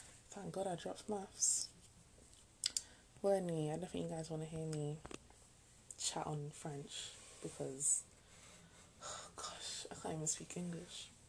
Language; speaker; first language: English; native; English